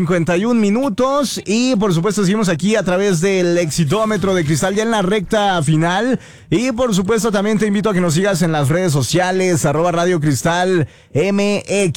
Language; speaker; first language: Spanish; native; Spanish